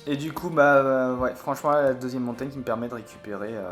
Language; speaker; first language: French; native; French